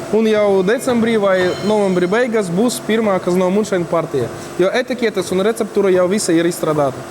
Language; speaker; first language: Latvian; non-native, local second language; Russian